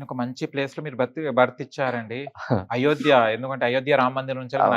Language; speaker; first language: Telugu; native; Telugu